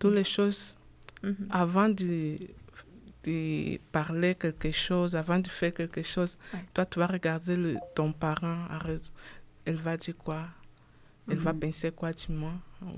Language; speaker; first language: French; non-native, learner; Portuguese